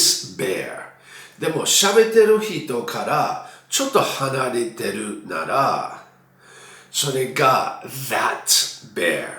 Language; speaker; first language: Japanese; non-native, fluent; English